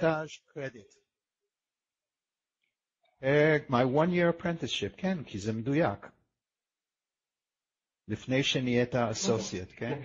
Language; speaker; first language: Hebrew; non-native, fluent; English